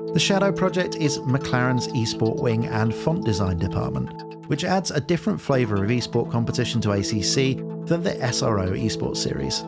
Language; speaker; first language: English; native; English